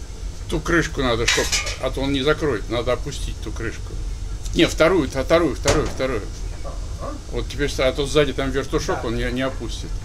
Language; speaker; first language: Russian; native; Russian